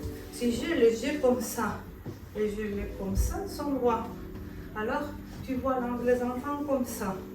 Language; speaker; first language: French; non-native, fluent; Spanish